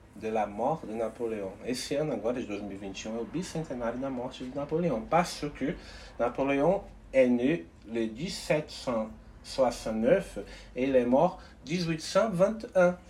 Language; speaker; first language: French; non-native, learner; Portuguese